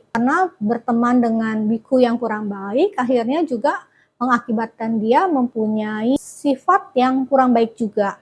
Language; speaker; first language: Indonesian; native; Indonesian